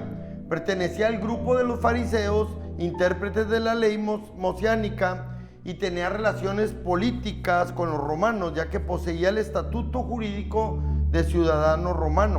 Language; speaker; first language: Spanish; native; Spanish